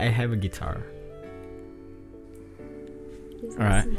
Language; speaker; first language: English; non-native, fluent; Indonesian